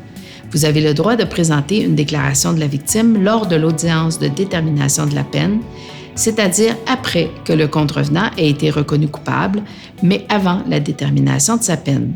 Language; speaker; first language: French; native; French